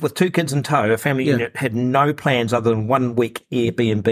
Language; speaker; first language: English; native; English